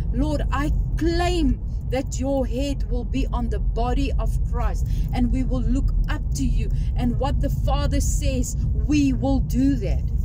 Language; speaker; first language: English; non-native, local second language; Afrikaans